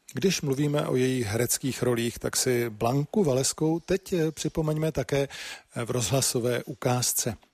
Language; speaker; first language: Czech; native; Czech